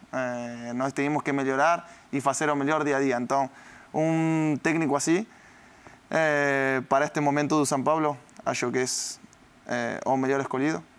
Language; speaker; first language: Portuguese; non-native, learner; Spanish